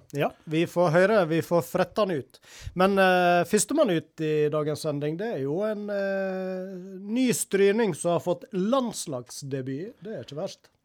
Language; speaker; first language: Norwegian; native; Norwegian